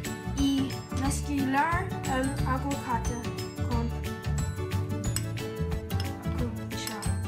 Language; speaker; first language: Spanish; non-native, learner; English